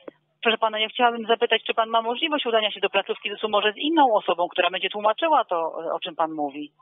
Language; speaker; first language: Polish; native; Polish